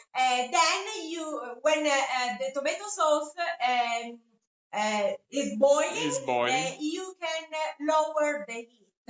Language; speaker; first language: English; non-native, fluent; Italian